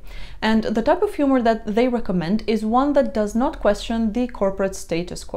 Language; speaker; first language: English; non-native, fluent; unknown